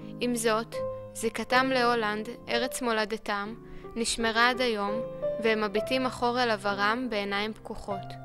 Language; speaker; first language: Hebrew; native; Hebrew